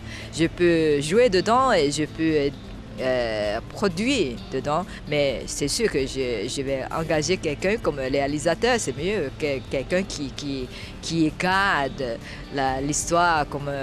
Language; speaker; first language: French; non-native, fluent; Chinese